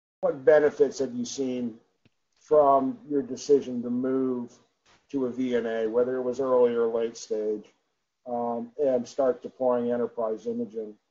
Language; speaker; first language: English; native; English